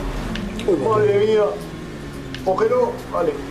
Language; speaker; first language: Spanish; native; Spanish